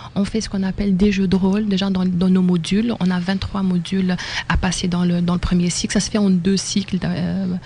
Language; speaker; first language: French; non-native, local second language; Arabic